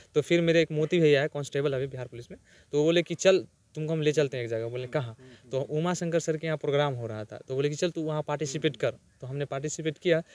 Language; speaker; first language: Hindi; native; Hindi